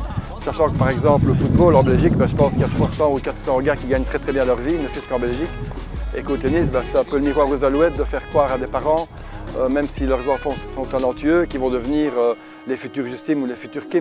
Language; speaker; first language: French; native; French